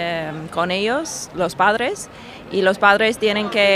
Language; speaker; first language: Spanish; non-native, learner; English